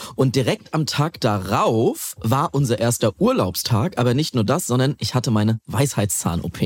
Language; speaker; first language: German; native; German